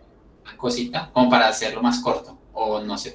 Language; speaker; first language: Spanish; native; Spanish